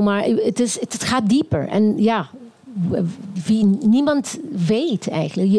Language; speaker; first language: Dutch; non-native, local second language; Papiamento